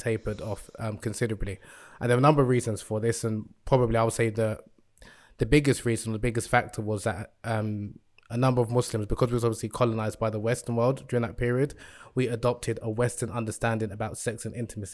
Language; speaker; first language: English; native; English